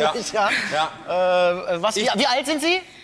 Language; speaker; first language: German; native; German